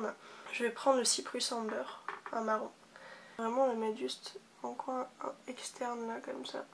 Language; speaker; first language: French; native; French